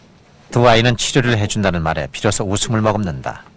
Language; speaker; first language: Korean; native; Korean